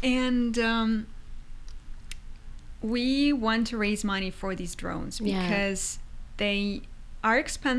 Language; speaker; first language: English; non-native, fluent; Ukrainian